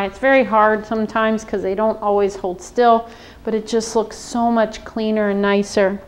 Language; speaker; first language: English; native; English